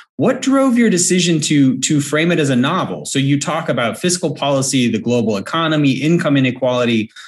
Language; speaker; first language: English; native; English